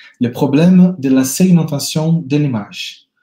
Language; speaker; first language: French; non-native, fluent; Portuguese